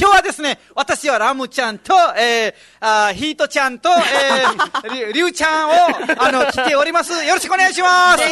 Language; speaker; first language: Japanese; non-native, fluent; Nepali